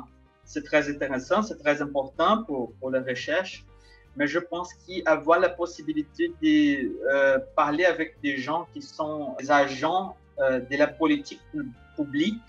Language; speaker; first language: French; non-native, fluent; Portuguese